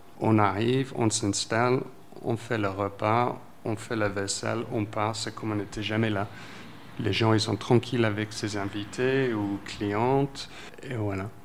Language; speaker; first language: French; non-native, fluent; English